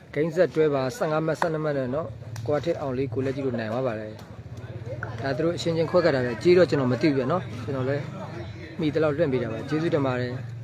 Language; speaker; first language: Burmese; native; Burmese